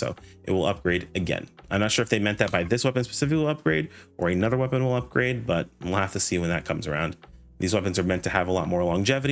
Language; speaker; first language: English; native; English